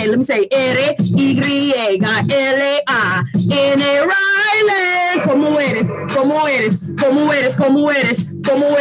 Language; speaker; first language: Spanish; non-native, fluent; English